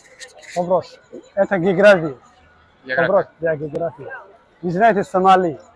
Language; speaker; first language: Russian; non-native, learner; Somali